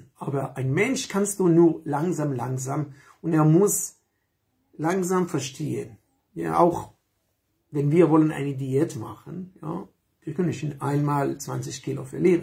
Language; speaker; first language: German; non-native, fluent; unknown